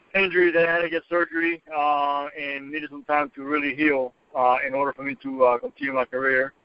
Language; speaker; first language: English; native; English